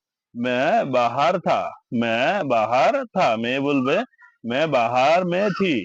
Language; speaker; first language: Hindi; non-native, fluent; Bangla